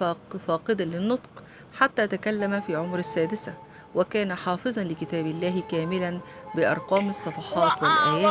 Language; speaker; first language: Arabic; native; Arabic